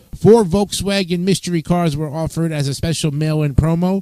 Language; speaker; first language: English; native; English